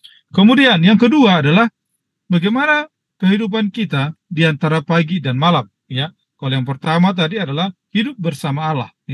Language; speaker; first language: Indonesian; native; Indonesian